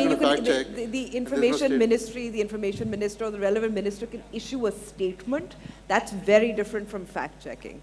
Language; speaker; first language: English; non-native, local second language; Urdu